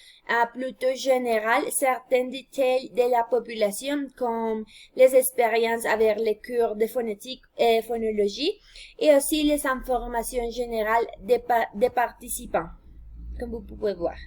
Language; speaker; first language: French; non-native, fluent; Spanish